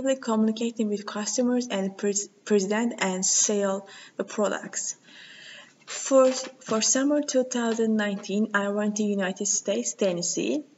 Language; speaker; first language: English; non-native, learner; Turkish